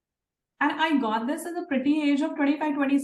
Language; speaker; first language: English; non-native, local second language; Hindi